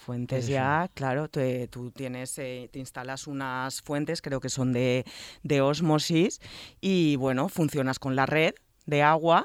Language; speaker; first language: Spanish; native; Spanish